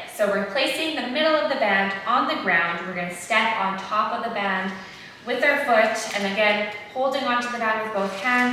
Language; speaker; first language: English; native; English